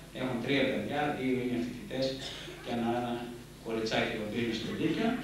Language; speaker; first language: Greek; native; Greek